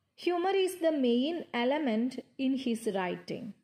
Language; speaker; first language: English; non-native, local second language; Malayalam